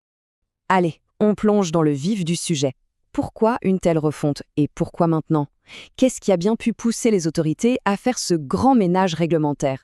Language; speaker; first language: French; native; French